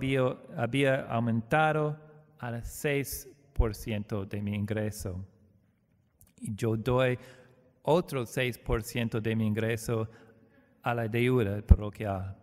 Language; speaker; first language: Spanish; non-native, learner; English